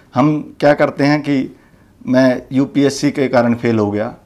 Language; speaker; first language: Hindi; native; Hindi